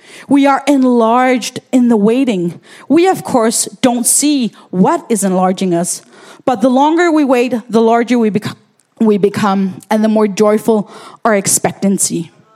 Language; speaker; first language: English; non-native, fluent; Danish